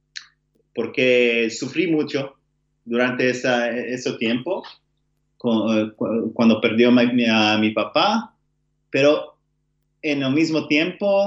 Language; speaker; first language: Spanish; non-native, learner; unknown